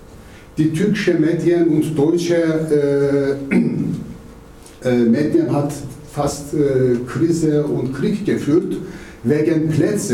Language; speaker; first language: German; non-native, learner; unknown